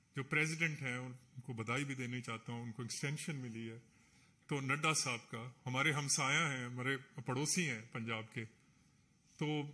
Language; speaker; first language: Hindi; non-native, local second language; Punjabi